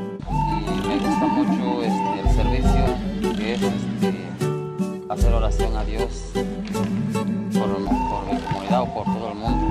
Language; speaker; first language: Spanish; non-native, local second language; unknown